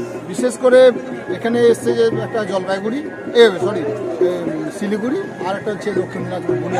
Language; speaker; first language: Bangla; non-native, local second language; Rangpuri